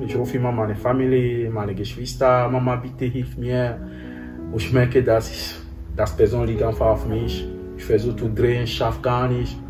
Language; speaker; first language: German; non-native, fluent; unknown